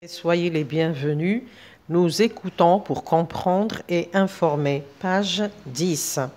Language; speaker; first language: French; non-native, local second language; Arabic